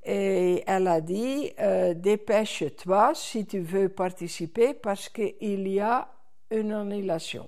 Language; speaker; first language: French; non-native, fluent; Dutch